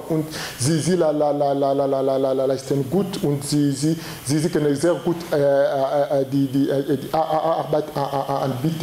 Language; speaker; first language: German; non-native, learner; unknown